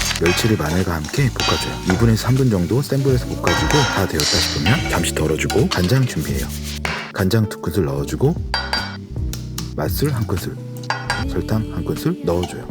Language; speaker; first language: Korean; native; Korean